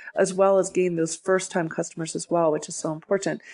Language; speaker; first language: English; native; English